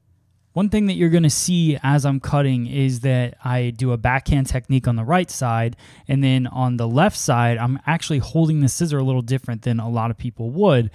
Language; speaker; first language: English; native; English